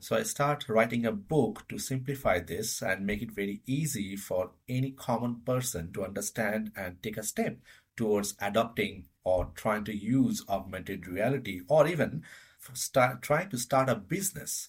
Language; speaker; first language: English; non-native, local second language; Bangla